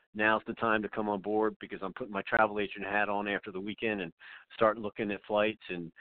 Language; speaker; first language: English; native; English